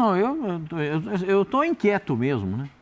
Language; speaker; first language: Portuguese; native; Portuguese